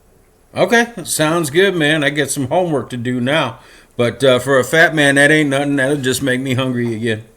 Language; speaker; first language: English; native; English